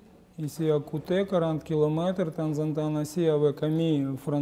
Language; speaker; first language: French; non-native, learner; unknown